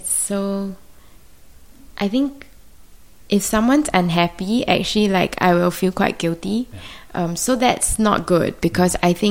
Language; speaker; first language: English; native; English